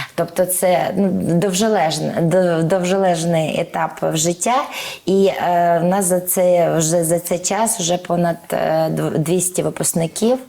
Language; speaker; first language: Ukrainian; native; Ukrainian